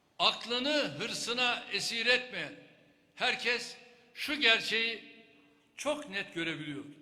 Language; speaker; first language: Turkish; native; Turkish